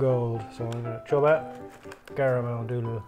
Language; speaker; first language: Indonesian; non-native, learner; English